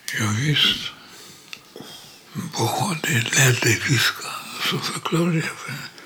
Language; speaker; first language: Swedish; non-native, learner; Polish